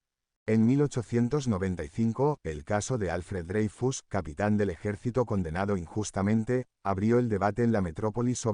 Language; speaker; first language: Spanish; native; Spanish